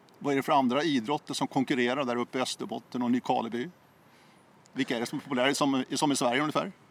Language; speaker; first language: Swedish; native; Swedish